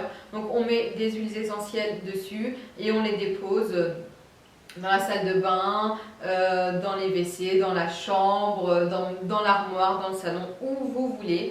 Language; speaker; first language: French; native; French